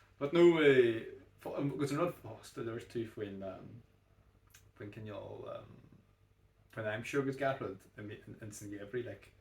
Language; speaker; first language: Irish; native; Irish